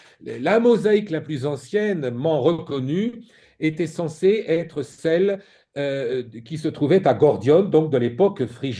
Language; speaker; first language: French; native; French